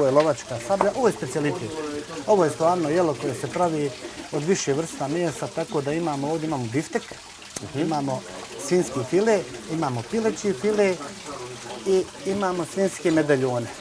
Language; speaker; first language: Bosnian; native; Bosnian